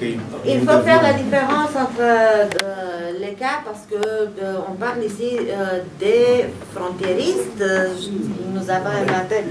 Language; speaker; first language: French; non-native, fluent; Romanian